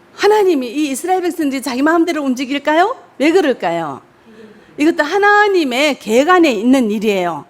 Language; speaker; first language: Korean; native; Korean